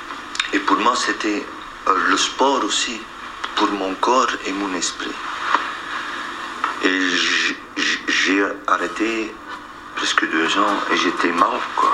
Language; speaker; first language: French; non-native, local second language; Dutch